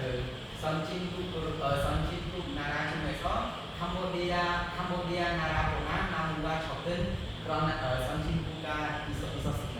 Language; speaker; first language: Korean; non-native, learner; Khmer